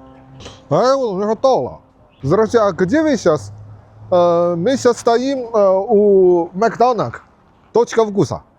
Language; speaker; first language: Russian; non-native, learner; Chinese